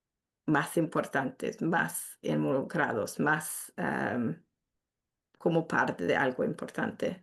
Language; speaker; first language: Spanish; non-native, fluent; English